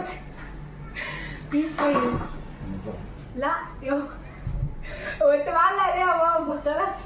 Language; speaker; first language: Arabic; native; Arabic